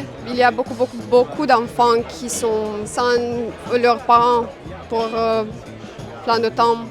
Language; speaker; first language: French; non-native, fluent; Romanian